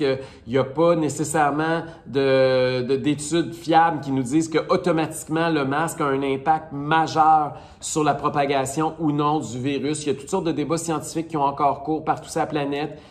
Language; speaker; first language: French; native; French